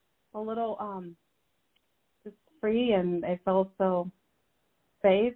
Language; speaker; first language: English; non-native, fluent; Spanish